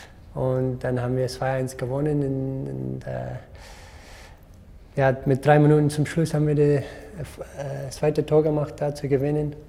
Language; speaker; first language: German; non-native, fluent; English